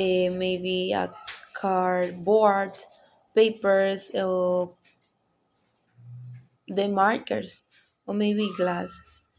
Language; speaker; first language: English; non-native, learner; Spanish